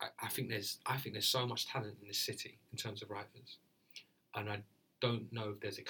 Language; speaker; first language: English; native; English